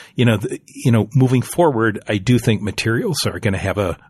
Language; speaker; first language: English; native; English